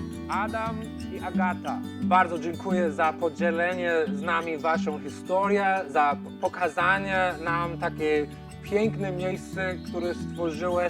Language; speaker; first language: Polish; non-native, learner; English